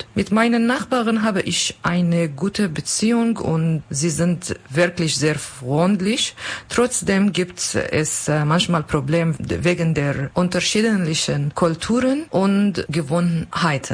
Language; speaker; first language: German; non-native, learner; Kurdish